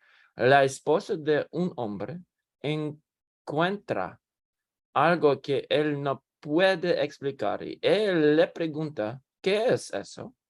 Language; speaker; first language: Spanish; non-native, learner; English